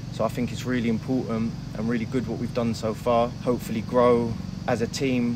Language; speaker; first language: English; native; English